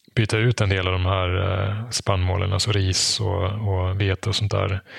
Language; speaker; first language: Swedish; non-native, fluent; German